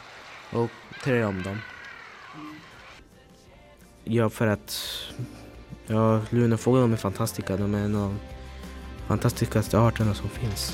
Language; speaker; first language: Swedish; early bilingual, other home language; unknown